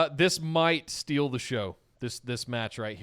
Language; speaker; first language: English; native; English